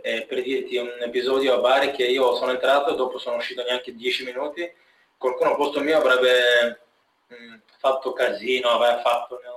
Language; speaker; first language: Italian; non-native, fluent; Bulgarian